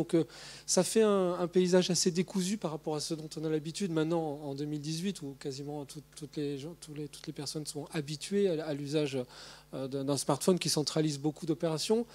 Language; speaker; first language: French; native; French